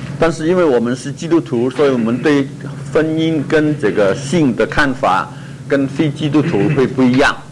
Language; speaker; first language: Chinese; non-native, local second language; Cantonese